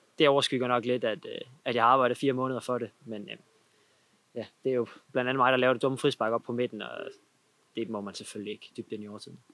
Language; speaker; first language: Danish; native; Danish